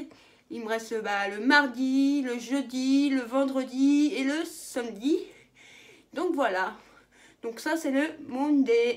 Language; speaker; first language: French; native; French